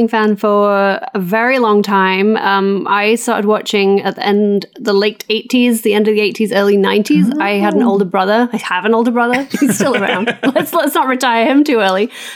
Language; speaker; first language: English; native; English